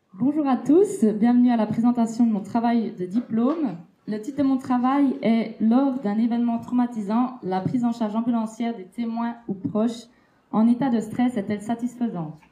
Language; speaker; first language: French; native; French